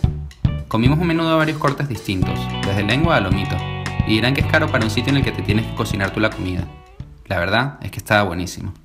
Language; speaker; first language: Spanish; native; Spanish